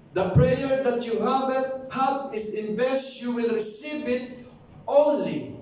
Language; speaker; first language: English; non-native, local second language; Filipino